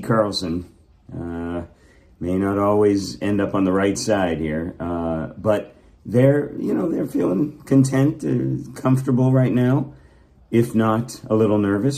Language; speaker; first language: English; native; English